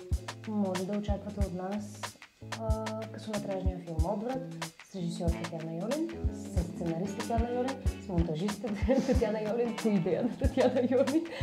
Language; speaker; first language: Bulgarian; native; Bulgarian